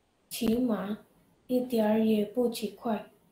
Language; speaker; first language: Chinese; non-native, learner; Indonesian